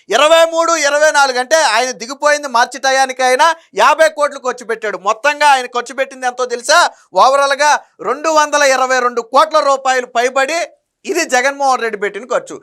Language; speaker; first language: Telugu; native; Telugu